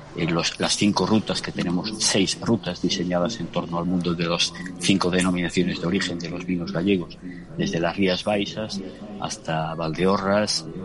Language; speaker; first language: Spanish; native; Spanish